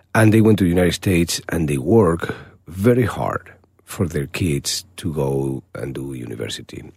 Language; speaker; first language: English; non-native, fluent; Spanish